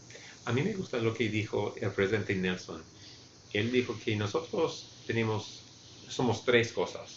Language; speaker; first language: Spanish; non-native, fluent; English